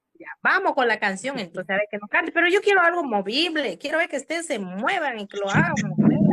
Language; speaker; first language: Spanish; native; Spanish